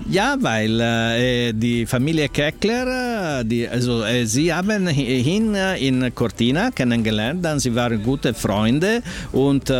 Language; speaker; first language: German; non-native, learner; Italian